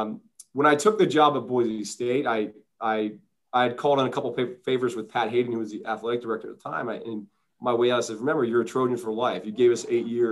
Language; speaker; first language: English; native; English